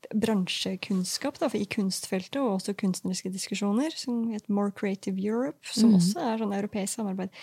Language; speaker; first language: Norwegian; native; Norwegian